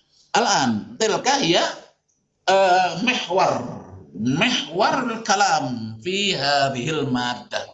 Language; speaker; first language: Arabic; non-native, fluent; Indonesian